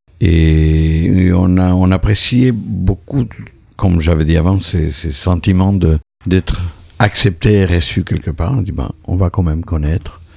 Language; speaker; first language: French; non-native, fluent; Spanish